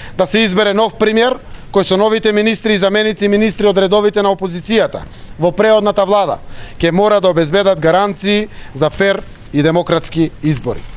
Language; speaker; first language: Macedonian; native; Macedonian